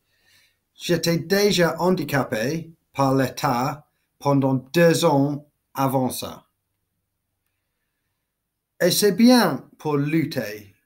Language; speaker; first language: French; non-native, learner; English